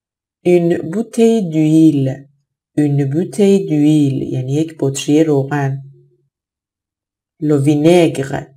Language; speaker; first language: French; non-native, fluent; Persian